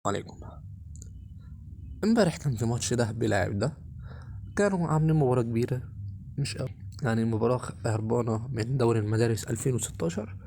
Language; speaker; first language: Arabic; native; Arabic